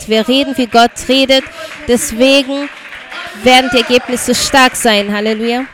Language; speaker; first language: German; non-native, fluent; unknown